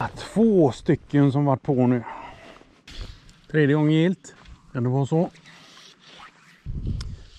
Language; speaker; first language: Swedish; native; Swedish